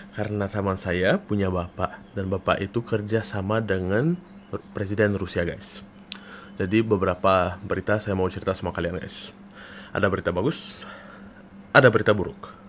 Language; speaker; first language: Indonesian; non-native, fluent; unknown